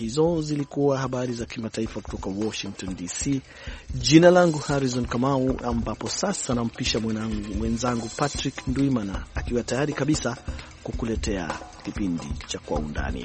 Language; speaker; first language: Swahili; non-native, local second language; Kikuyu